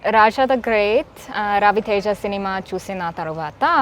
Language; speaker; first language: Telugu; non-native, learner; English